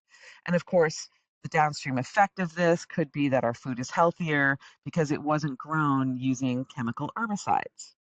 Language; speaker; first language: English; native; English